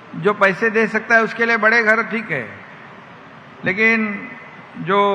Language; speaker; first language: Hindi; non-native, local second language; Marathi